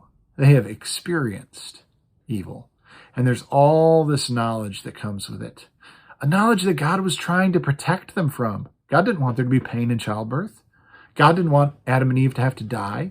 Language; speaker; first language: English; native; English